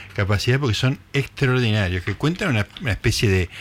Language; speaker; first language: Spanish; native; Spanish